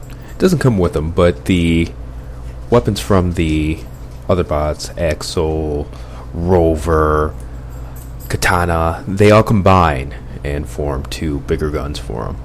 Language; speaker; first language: English; native; English